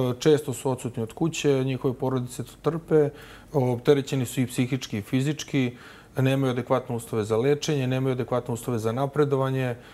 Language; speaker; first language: Serbian; native; Serbian